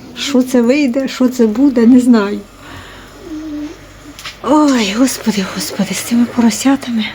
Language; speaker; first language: Ukrainian; native; Ukrainian